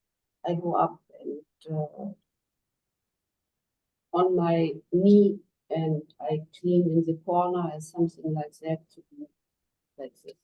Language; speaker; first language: English; non-native, learner; German